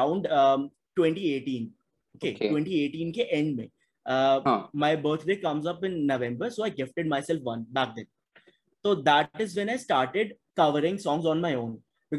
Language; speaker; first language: English; non-native, local second language; Hindi